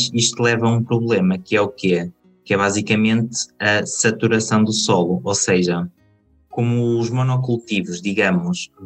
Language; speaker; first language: Portuguese; native; Portuguese